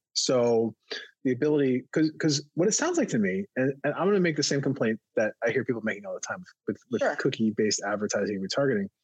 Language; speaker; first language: English; native; English